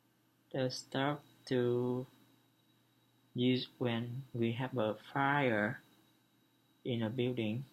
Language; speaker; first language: English; non-native, learner; Vietnamese